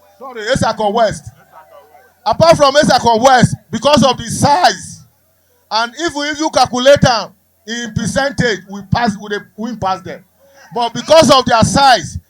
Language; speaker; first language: Nigerian Pidgin; non-native, local second language; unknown